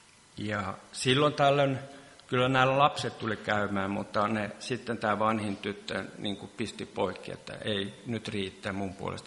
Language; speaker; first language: Finnish; non-native, local second language; Swedish